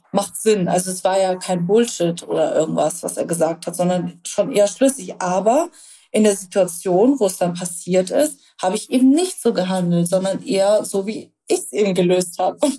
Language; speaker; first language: German; early bilingual, other home language; Russian